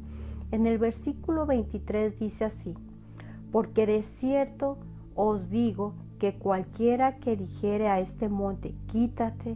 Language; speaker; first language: Spanish; native; Spanish